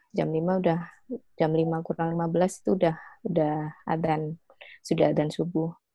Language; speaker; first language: Indonesian; native; Indonesian